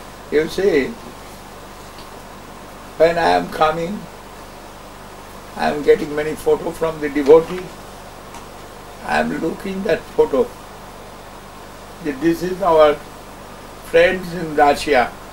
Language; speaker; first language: English; non-native, local second language; Bangla